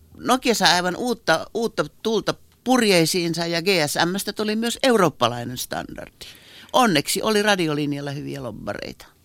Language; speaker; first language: Finnish; native; Finnish